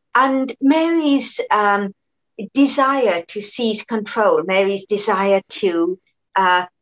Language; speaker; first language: English; native; English